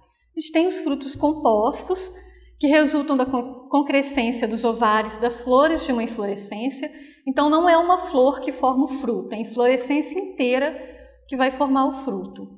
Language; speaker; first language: Portuguese; native; Portuguese